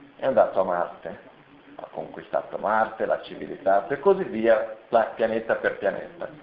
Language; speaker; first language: Italian; non-native, fluent; Portuguese